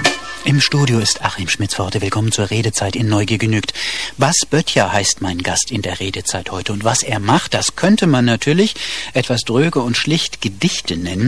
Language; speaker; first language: German; native; German